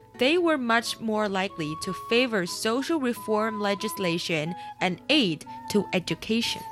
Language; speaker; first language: English; non-native, fluent; Chinese